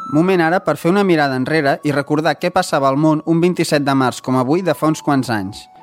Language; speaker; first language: Catalan; native; Catalan